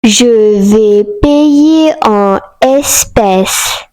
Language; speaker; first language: French; non-native, learner; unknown